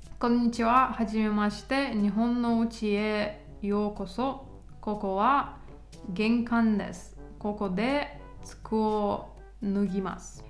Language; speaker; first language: Japanese; non-native, learner; Ukrainian